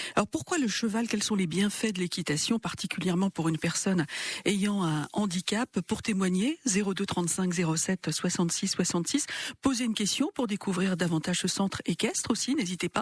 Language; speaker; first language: French; native; French